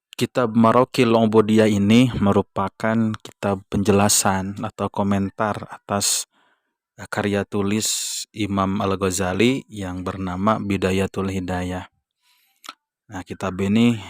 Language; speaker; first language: Indonesian; non-native, local second language; Sundanese